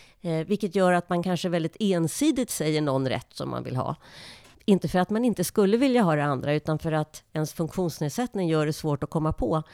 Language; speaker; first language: Swedish; native; Swedish